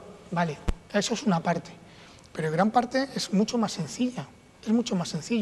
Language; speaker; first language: Spanish; native; Spanish